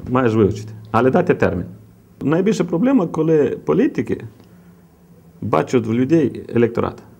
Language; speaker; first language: Ukrainian; non-native, local second language; Romanian